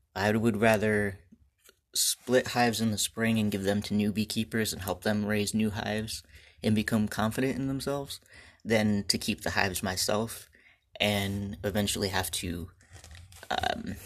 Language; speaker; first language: English; native; English